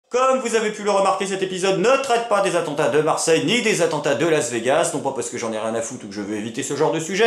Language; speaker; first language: French; native; French